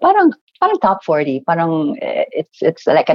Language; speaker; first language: English; non-native, local second language; Cebuano